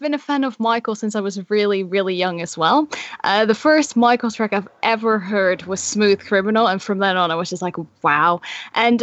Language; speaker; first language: English; non-native, fluent; Dutch